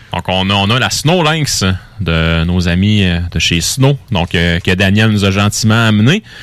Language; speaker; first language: French; native; French